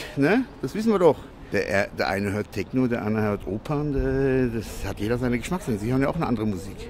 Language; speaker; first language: German; non-native, fluent; Latvian